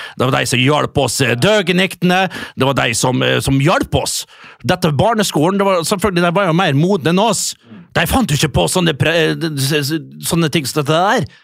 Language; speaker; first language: Norwegian; native; Norwegian